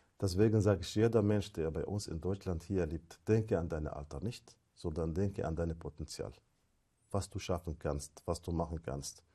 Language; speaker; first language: German; non-native, fluent; Arabic